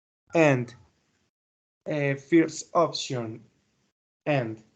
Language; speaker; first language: English; non-native, learner; Spanish